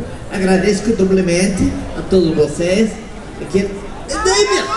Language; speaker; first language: Portuguese; non-native, learner; Spanish